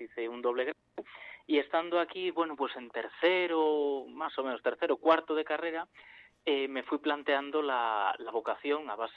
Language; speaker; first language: Spanish; native; Spanish